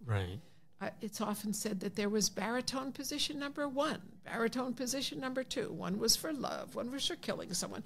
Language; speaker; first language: English; native; English